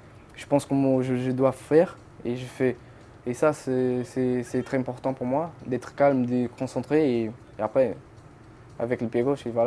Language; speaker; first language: French; non-native, fluent; Portuguese